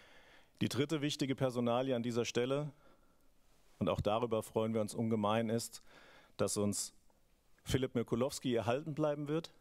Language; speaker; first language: German; native; German